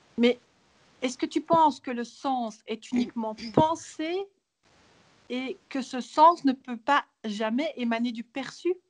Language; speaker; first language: French; native; French